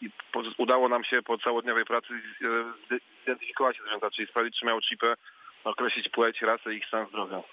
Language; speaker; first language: Polish; native; Polish